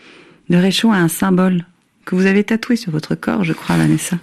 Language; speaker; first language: French; native; French